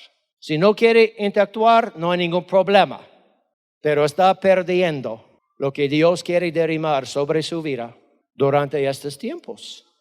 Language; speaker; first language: Spanish; non-native, fluent; English